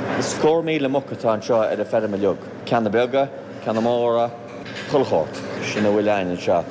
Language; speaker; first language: Irish; native; Irish